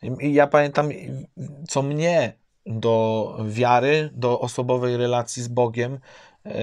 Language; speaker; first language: Polish; native; Polish